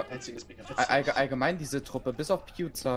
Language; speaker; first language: German; native; German